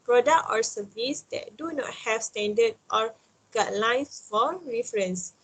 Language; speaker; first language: English; non-native, local second language; Malay